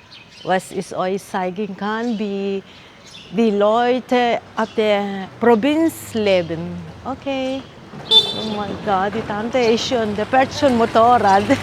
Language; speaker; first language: German; non-native, fluent; Filipino